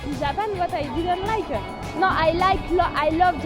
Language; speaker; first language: English; non-native, learner; French